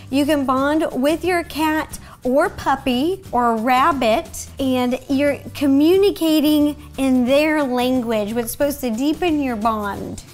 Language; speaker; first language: English; native; English